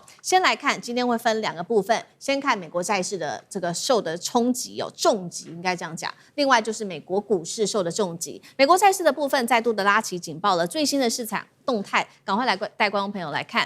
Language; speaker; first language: Chinese; native; Chinese